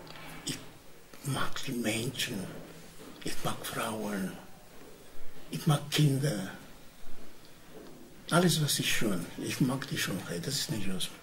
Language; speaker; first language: German; non-native, learner; Romany